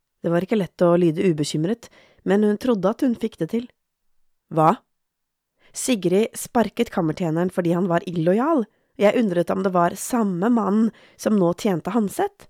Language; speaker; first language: Norwegian; native; Norwegian